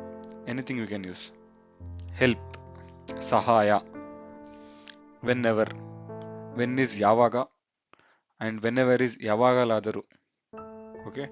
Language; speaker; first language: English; non-native, local second language; Kannada